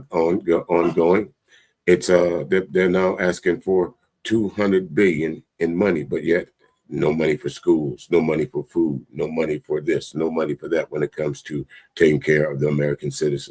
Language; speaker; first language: English; native; English